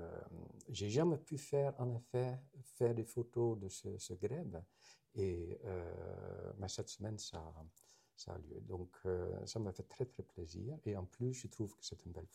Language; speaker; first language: French; non-native, fluent; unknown